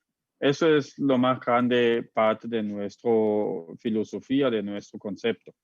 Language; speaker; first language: Spanish; non-native, fluent; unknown